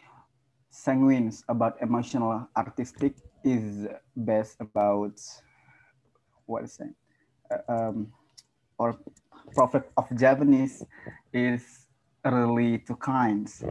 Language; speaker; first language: English; non-native, learner; Indonesian